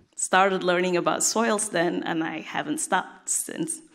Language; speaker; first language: English; non-native, fluent; Tigrinya